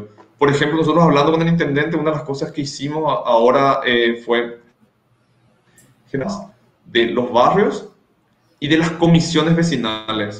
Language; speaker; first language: Spanish; native; Spanish